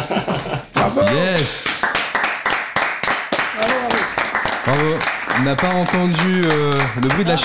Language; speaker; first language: French; native; French